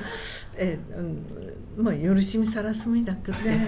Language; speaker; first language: Korean; non-native, fluent; Japanese